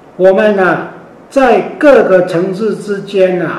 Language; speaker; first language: Chinese; native; Chinese